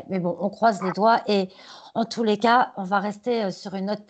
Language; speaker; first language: French; native; French